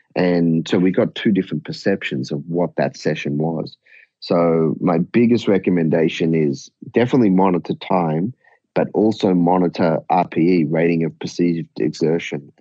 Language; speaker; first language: English; native; English